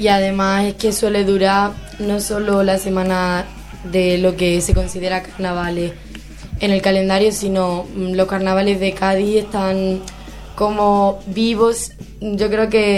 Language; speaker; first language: Spanish; native; Spanish